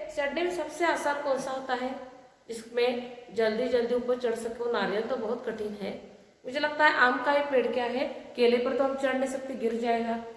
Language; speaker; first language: Hindi; non-native, local second language; Marathi